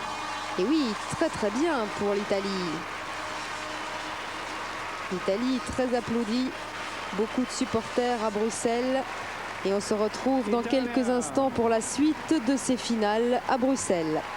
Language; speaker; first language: French; native; French